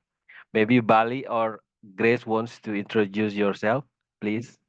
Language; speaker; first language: English; non-native, fluent; Indonesian